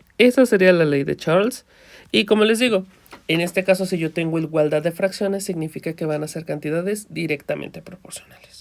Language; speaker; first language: Spanish; native; Spanish